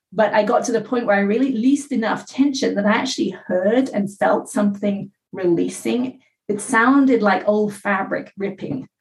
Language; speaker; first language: English; native; English